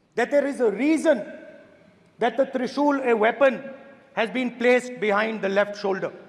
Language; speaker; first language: English; non-native, local second language; Hindi